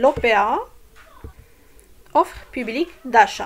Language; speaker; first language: French; non-native, local second language; Arabic